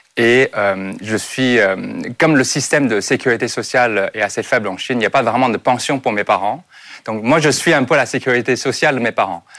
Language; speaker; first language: French; non-native, fluent; Chinese